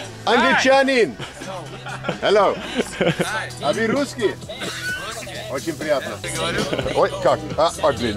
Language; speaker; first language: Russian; non-native, learner; English